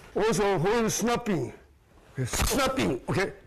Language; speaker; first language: English; non-native, learner; Japanese